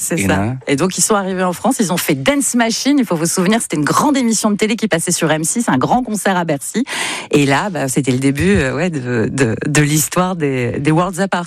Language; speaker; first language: French; native; French